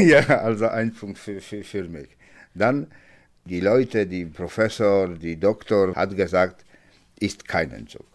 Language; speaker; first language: German; non-native, learner; Polish